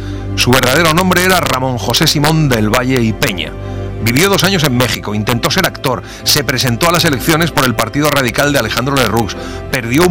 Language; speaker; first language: Spanish; native; Spanish